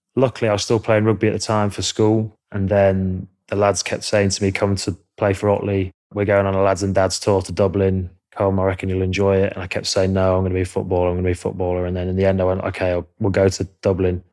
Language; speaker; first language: English; native; English